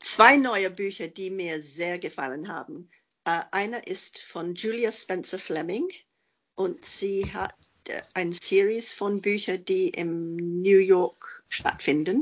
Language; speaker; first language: German; non-native, fluent; English